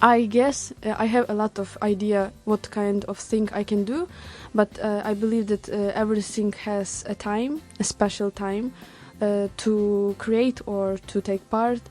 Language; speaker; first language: English; non-native, learner; Ukrainian